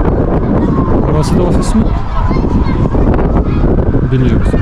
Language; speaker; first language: Turkish; non-native, learner; Bashkir